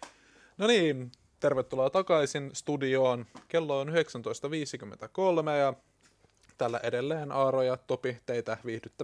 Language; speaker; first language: Finnish; native; Finnish